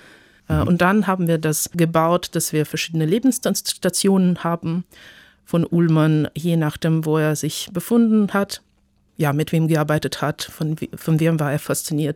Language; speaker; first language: German; non-native, fluent; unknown